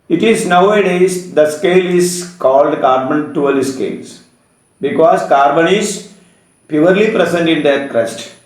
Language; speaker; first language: English; non-native, local second language; Malayalam